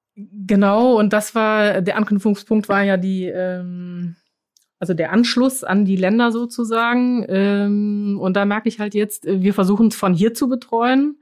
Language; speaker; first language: German; non-native, fluent; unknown